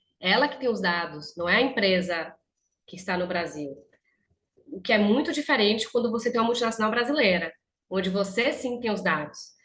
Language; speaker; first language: Portuguese; native; Portuguese